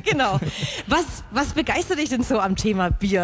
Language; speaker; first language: German; native; German